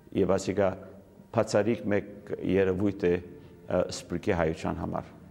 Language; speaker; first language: Armenian; early bilingual, heritage; Armenian